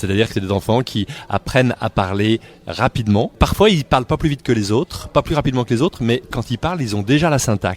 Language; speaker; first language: French; native; French